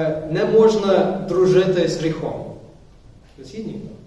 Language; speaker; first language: Ukrainian; non-native, fluent; English